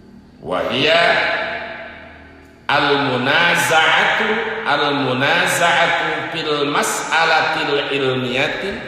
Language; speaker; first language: Arabic; non-native, fluent; Javanese